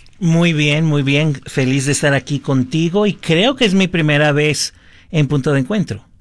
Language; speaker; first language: Spanish; early bilingual, heritage; Spanish